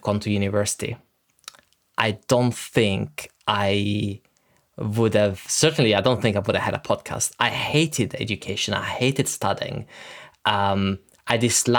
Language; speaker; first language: English; early bilingual, other home language; Italian